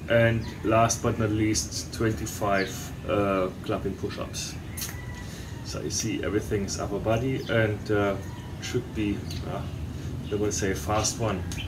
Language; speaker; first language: English; non-native, fluent; German